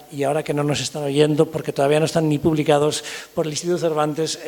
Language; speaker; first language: Spanish; early bilingual, other home language; English